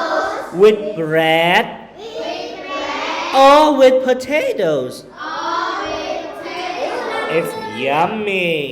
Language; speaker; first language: English; non-native, fluent; Khmer